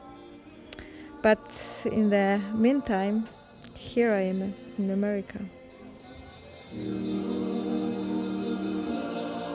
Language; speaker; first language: English; non-native, learner; Polish